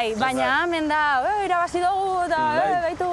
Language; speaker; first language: Basque; non-native, learner; Russian